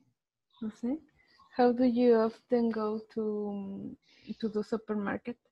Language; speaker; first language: English; non-native, learner; Spanish